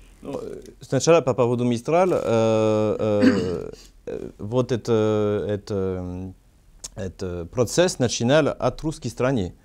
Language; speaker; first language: Russian; non-native, learner; French